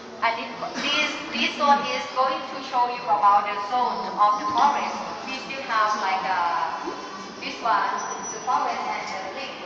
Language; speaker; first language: English; non-native, learner; Thai